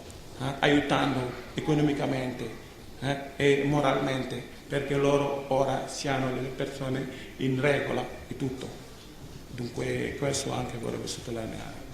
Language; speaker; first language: Italian; non-native, fluent; Wolof